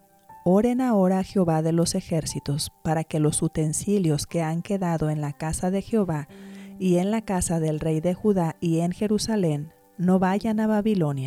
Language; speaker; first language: Spanish; native; Spanish